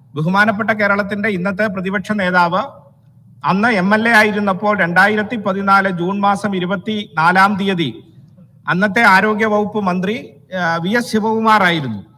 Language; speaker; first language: Malayalam; native; Malayalam